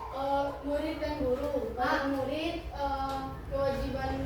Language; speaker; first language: Indonesian; native; Indonesian